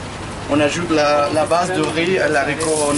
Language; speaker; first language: French; non-native, fluent; Spanish